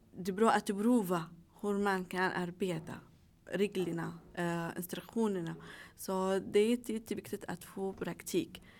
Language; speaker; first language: Swedish; non-native, fluent; Arabic